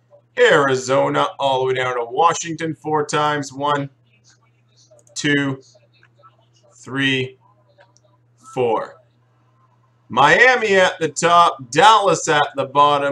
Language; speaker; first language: English; native; English